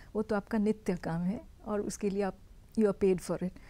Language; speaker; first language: Hindi; native; Hindi